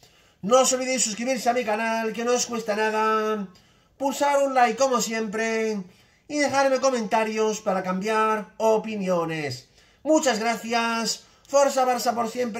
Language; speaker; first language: Spanish; native; Spanish